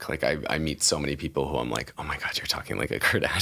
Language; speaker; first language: English; native; English